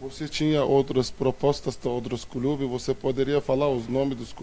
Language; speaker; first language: Portuguese; non-native, fluent; Turkish